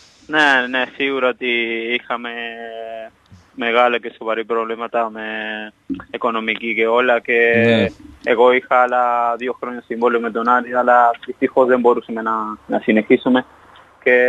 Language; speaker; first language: Greek; non-native, fluent; Spanish